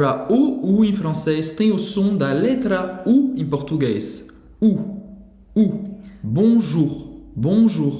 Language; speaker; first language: Portuguese; non-native, fluent; French